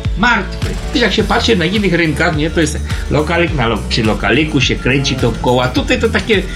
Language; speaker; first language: Polish; native; Polish